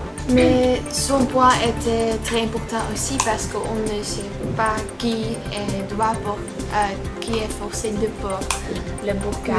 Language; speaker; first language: French; non-native, learner; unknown